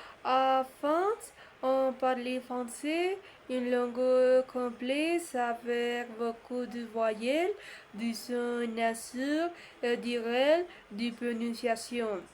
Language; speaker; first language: French; non-native, learner; Spanish